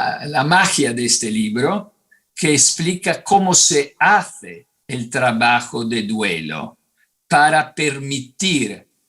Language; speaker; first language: Spanish; non-native, fluent; Italian